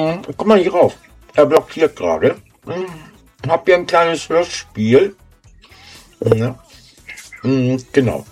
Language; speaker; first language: German; native; German